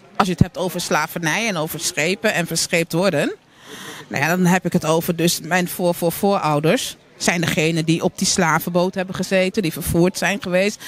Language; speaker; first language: Dutch; native; Dutch